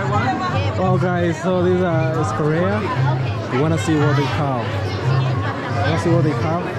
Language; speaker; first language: English; non-native, local second language; Swahili